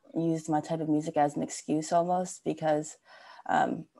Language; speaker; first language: English; native; English